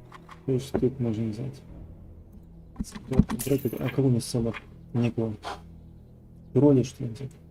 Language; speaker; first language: Russian; native; Russian